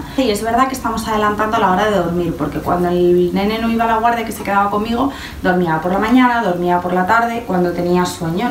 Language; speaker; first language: Spanish; native; Spanish